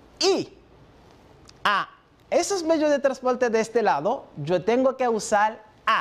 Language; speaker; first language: Spanish; non-native, fluent; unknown